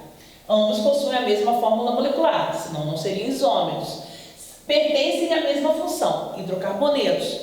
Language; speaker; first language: Portuguese; native; Portuguese